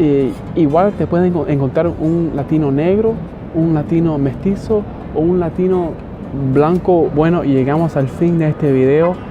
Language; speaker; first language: Spanish; early bilingual, heritage; Spanish